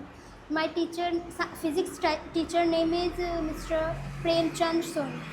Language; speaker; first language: English; non-native, learner; Hindi